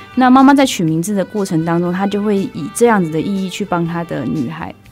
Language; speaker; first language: Chinese; early bilingual, other home language; Burmese